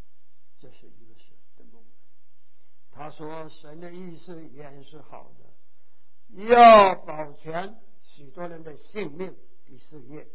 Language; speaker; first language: Chinese; native; Chinese